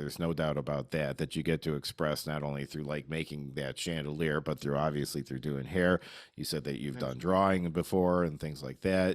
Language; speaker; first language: English; native; English